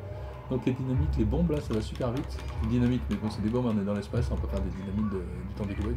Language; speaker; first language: French; native; French